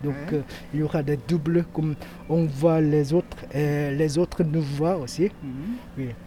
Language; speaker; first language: French; non-native, learner; Korean